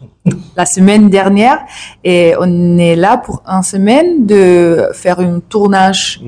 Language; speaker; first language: French; non-native, learner; English